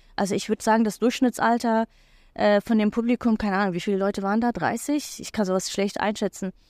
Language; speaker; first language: German; non-native, fluent; Turkish